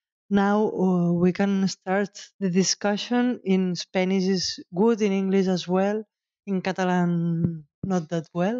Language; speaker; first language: English; non-native, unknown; Catalan